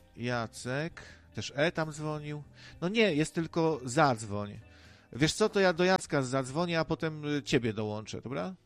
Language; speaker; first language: Polish; native; Polish